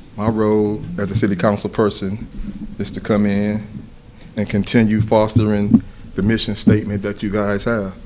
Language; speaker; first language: English; native; English